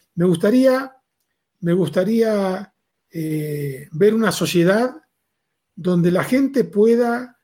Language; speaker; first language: Spanish; native; Spanish